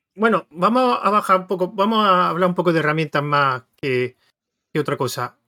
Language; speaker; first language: Spanish; native; Spanish